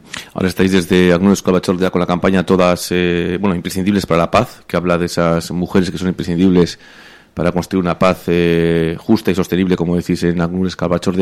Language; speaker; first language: Spanish; native; Spanish